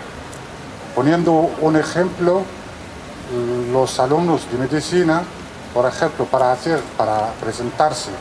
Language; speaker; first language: Spanish; non-native, fluent; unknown